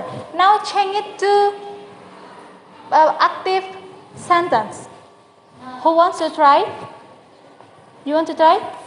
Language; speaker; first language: English; non-native, learner; Indonesian